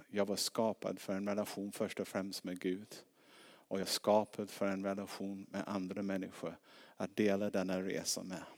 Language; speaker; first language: Swedish; non-native, fluent; English